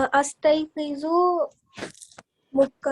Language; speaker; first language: Arabic; non-native, learner; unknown